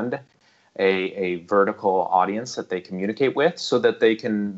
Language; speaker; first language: English; native; English